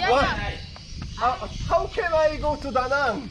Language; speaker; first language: English; non-native, learner; Korean